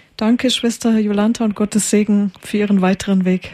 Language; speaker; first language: German; native; German